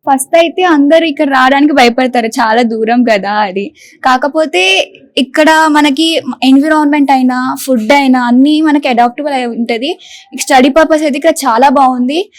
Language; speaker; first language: Telugu; native; Telugu